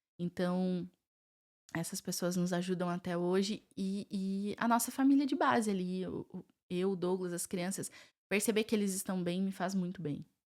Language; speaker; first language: Portuguese; native; Portuguese